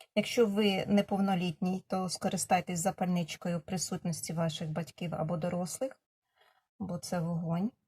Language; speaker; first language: Ukrainian; non-native, local second language; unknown